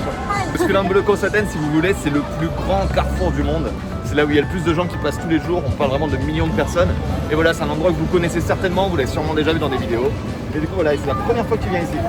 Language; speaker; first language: French; native; French